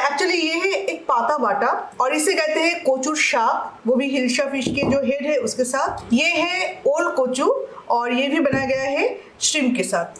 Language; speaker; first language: Hindi; non-native, local second language; Bangla